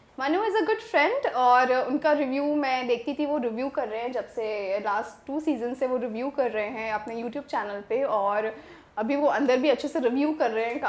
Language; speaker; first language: Hindi; native; Hindi